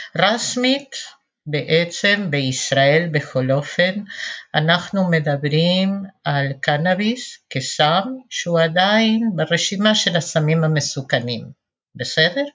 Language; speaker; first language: Hebrew; non-native, fluent; Spanish